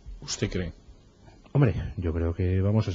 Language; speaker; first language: Spanish; native; Spanish